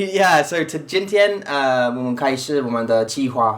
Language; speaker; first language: Chinese; non-native, learner; English